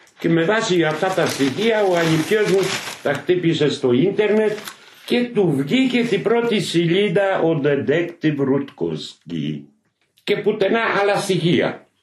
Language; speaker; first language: Greek; non-native, fluent; Polish